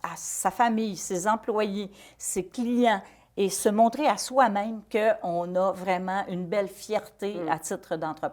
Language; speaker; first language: French; native; French